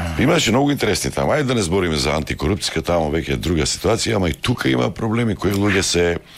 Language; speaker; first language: Macedonian; native; Macedonian